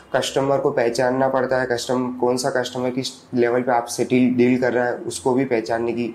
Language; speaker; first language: Hindi; native; Hindi